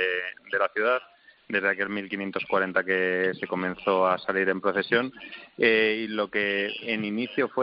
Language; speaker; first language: Spanish; native; Spanish